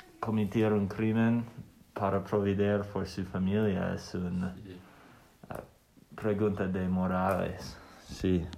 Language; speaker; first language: Spanish; non-native, learner; English